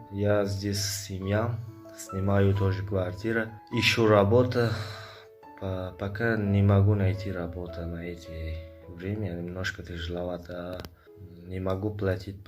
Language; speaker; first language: Russian; non-native, learner; Tajik